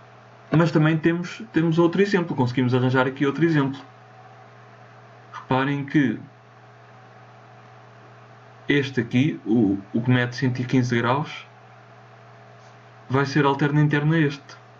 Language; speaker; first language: Portuguese; native; Portuguese